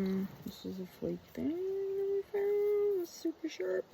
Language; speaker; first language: English; native; English